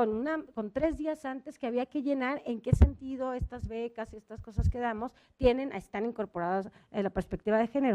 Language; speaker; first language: Spanish; native; Spanish